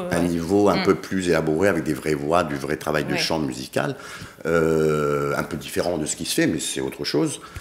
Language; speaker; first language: French; native; French